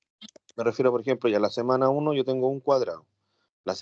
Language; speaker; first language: Spanish; native; Spanish